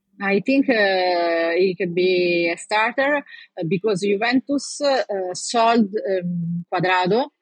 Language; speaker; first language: English; non-native, learner; Italian